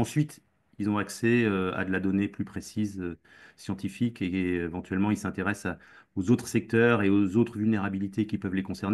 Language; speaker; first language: French; native; French